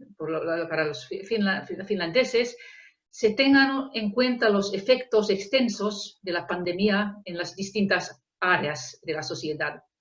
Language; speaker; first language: Spanish; non-native, fluent; Finnish